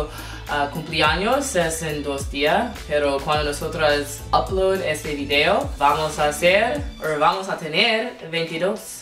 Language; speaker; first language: Spanish; non-native, learner; English